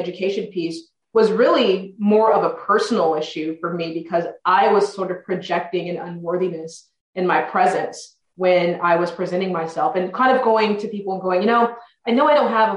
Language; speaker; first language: English; native; English